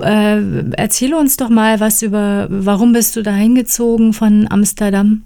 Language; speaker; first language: German; native; German